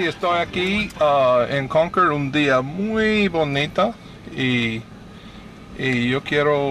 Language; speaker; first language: Spanish; non-native, learner; English